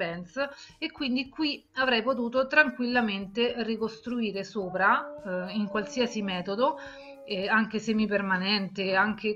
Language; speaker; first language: Italian; native; Italian